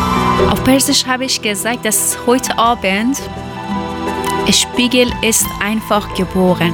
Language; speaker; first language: German; non-native, learner; Persian